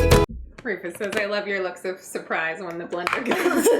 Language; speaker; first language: English; native; English